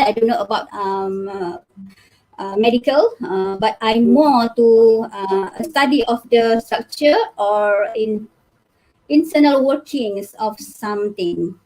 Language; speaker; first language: English; non-native, learner; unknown